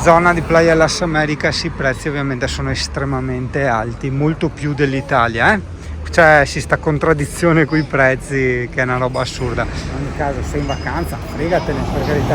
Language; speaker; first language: Italian; native; Italian